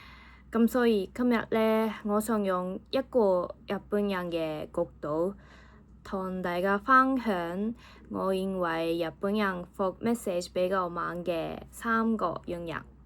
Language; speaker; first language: Cantonese; non-native, fluent; Japanese